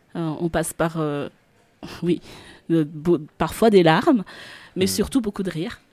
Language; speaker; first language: French; non-native, local second language; Malagasy